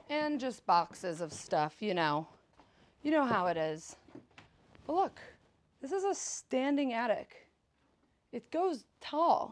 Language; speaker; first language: English; native; English